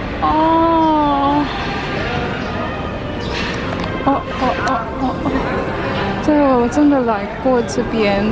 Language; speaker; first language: Chinese; non-native, fluent; Korean